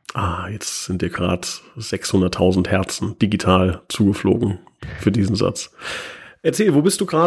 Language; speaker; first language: German; native; German